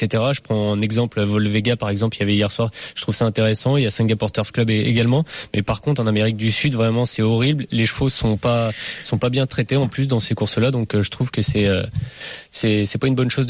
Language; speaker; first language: French; native; French